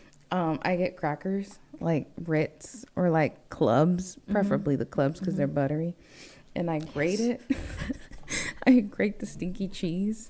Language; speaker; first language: English; early bilingual, other home language; Spanish